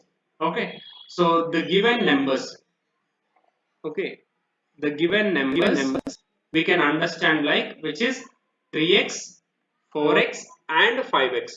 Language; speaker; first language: English; non-native, local second language; Telugu